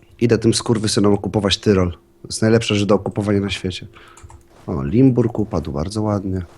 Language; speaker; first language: Polish; native; Polish